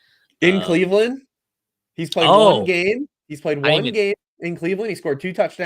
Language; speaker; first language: English; native; English